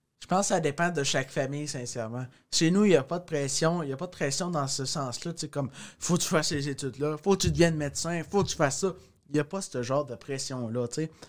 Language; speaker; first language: French; native; French